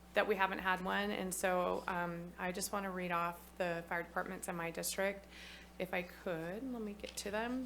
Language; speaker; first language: English; native; English